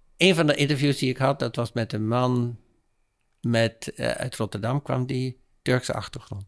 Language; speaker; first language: Dutch; native; Dutch